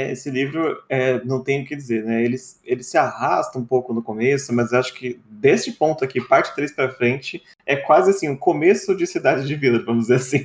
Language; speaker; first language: Portuguese; native; Portuguese